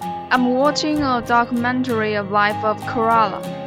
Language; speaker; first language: English; non-native, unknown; Chinese